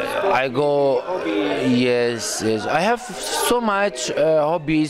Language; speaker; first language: English; non-native, learner; Turkish